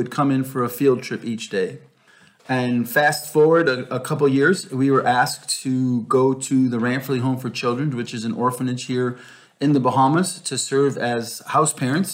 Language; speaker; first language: English; native; English